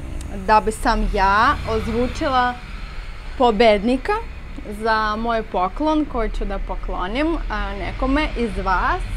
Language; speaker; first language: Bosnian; non-native, learner; Russian